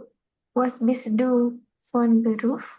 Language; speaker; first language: German; non-native, learner; Indonesian